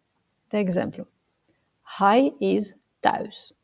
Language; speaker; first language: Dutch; non-native, fluent; Romanian